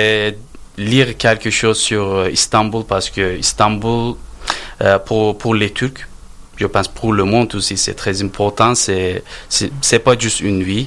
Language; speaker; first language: French; non-native, learner; Turkish